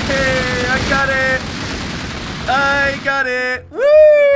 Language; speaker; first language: English; native; English